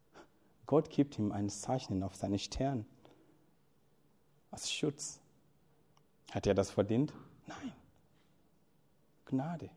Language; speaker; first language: German; non-native, fluent; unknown